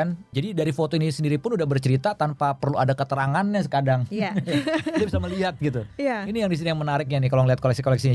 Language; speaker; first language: Indonesian; native; Indonesian